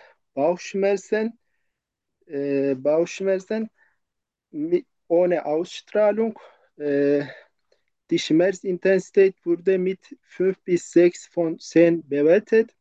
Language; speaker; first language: German; non-native, learner; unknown